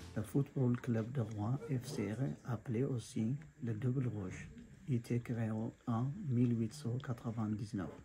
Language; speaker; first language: French; non-native, learner; Amharic